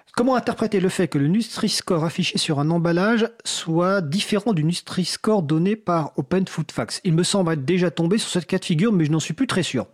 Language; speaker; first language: French; native; French